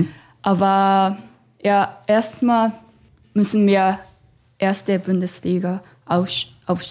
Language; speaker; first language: German; non-native, learner; Japanese